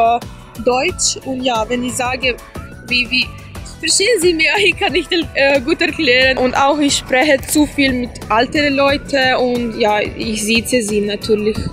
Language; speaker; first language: German; non-native, fluent; Bosnian